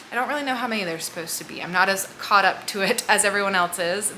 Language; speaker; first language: English; native; English